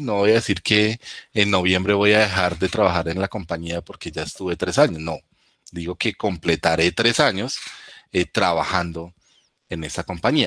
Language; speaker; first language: Spanish; native; Spanish